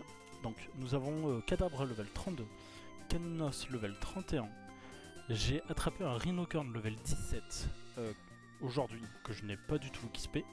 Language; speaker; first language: French; native; French